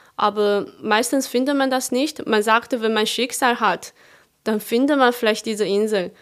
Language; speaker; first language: German; non-native, fluent; Chinese